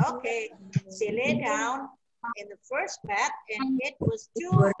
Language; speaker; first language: English; non-native, fluent; Indonesian